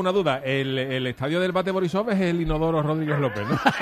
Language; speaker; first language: Spanish; native; Spanish